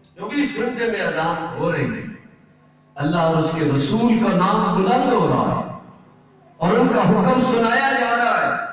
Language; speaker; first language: Urdu; non-native, local second language; Punjabi